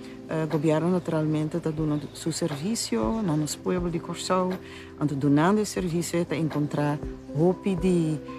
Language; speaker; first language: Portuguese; non-native, local second language; Papiamento